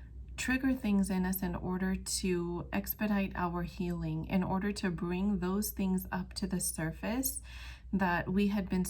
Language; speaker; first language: English; native; English